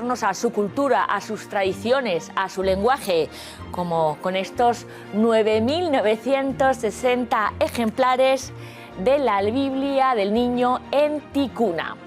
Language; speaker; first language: Spanish; native; Spanish